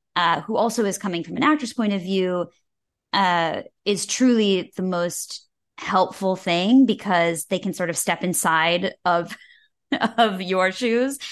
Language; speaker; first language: English; native; English